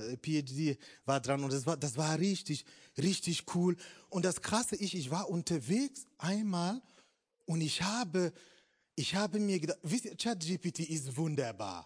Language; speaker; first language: German; non-native, fluent; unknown